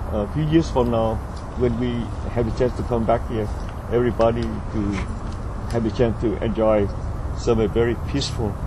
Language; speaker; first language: English; non-native, fluent; Vietnamese